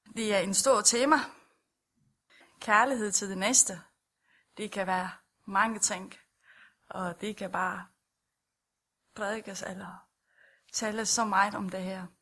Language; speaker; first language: Danish; non-native, fluent; Romanian